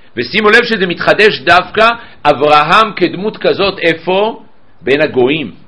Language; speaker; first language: Hebrew; native; Hebrew